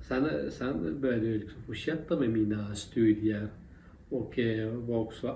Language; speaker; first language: Swedish; non-native, local second language; Kurdish